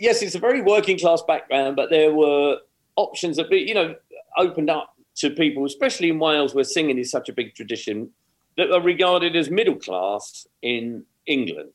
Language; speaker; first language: English; native; English